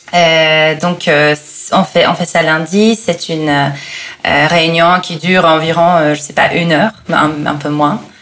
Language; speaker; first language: French; non-native, fluent; Polish